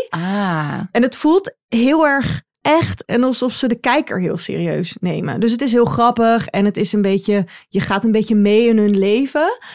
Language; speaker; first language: Dutch; native; Dutch